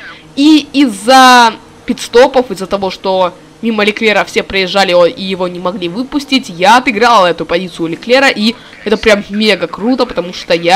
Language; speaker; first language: Russian; native; Russian